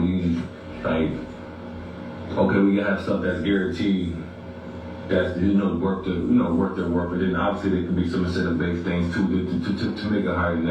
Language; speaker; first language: English; native; English